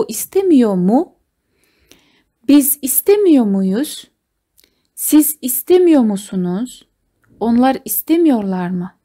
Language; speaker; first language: Turkish; non-native, fluent; Kazakh